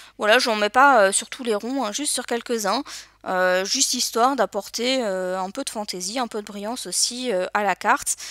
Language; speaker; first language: French; native; French